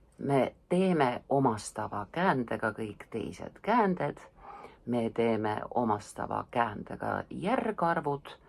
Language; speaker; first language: Estonian; native; Estonian